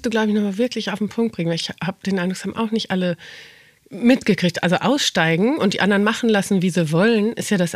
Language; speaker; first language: German; native; German